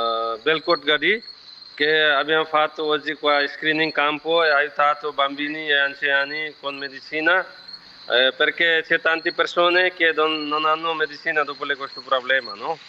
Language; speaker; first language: Italian; non-native, fluent; Nepali